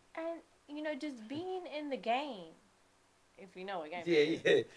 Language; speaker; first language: English; native; English